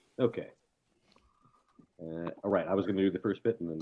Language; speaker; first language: English; native; English